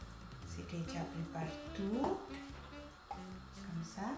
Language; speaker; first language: French; non-native, learner; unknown